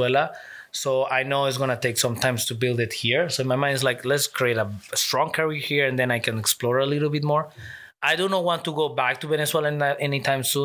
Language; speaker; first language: English; non-native, fluent; Spanish